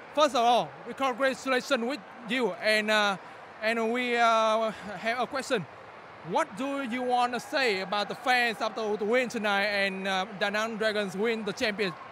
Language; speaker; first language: English; non-native, learner; Vietnamese